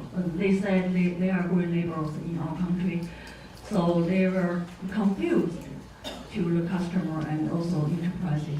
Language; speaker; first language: English; non-native, fluent; Chinese